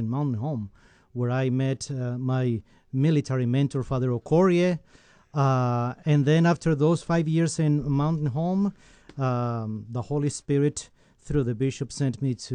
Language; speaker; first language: English; non-native, fluent; Spanish